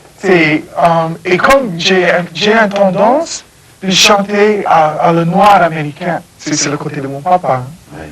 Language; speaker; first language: French; non-native, fluent; English